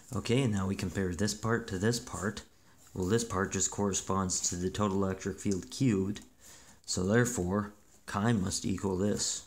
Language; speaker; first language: English; native; English